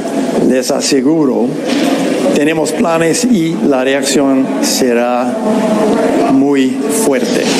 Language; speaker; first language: Spanish; non-native, fluent; English